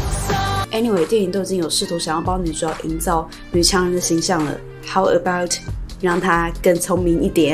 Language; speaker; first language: Chinese; native; Chinese